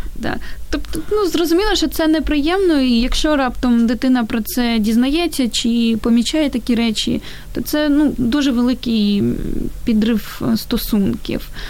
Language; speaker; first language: Ukrainian; native; Ukrainian